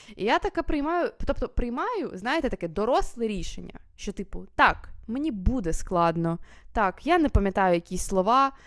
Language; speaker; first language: Ukrainian; native; Ukrainian